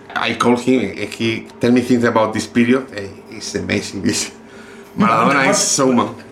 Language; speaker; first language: English; non-native, learner; Spanish